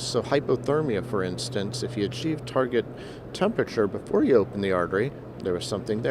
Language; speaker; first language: English; native; English